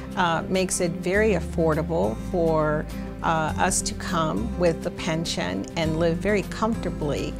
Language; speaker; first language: English; native; English